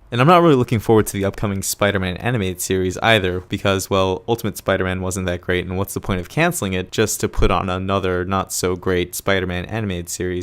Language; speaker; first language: English; native; English